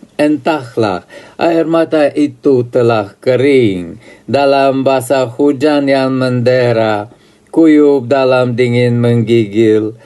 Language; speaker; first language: Indonesian; non-native, fluent; Russian